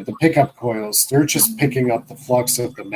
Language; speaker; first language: English; native; English